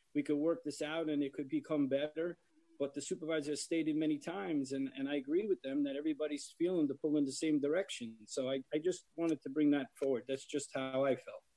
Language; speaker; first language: English; native; English